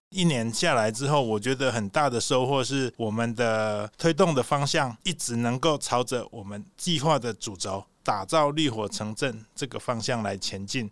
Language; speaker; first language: Chinese; native; Chinese